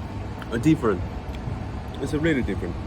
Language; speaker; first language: English; non-native, learner; Korean